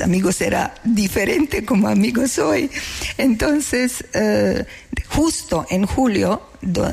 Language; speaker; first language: Spanish; non-native, fluent; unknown